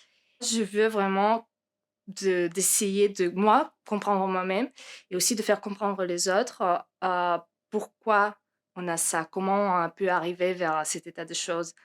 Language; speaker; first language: French; non-native, fluent; Russian